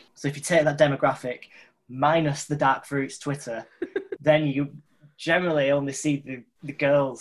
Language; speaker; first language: English; native; English